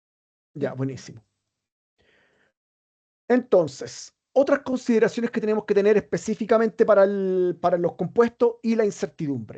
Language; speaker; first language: Spanish; native; Spanish